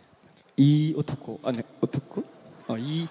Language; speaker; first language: Japanese; non-native, learner; Korean